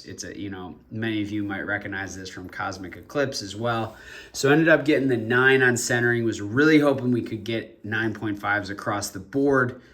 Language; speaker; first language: English; native; English